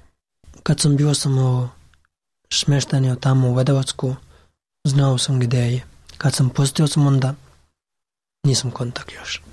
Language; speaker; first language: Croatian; non-native, learner; Pashto